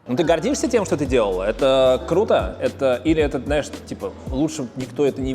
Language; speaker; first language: Russian; native; Russian